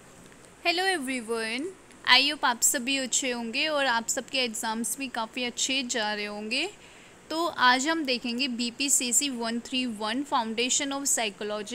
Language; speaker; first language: Hindi; native; Hindi